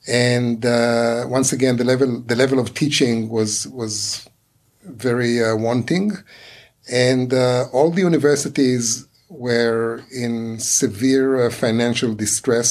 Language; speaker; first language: English; non-native, fluent; Hebrew